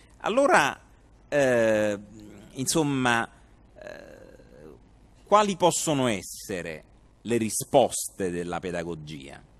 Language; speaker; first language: Italian; native; Italian